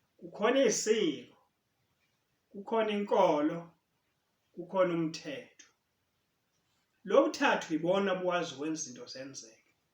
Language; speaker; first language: Zulu; native; Zulu